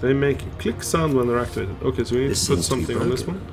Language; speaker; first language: English; non-native, fluent; Norwegian